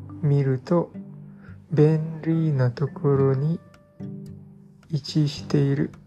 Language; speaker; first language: Japanese; non-native, learner; English